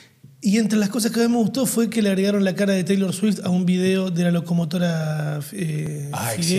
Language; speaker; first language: Spanish; native; Spanish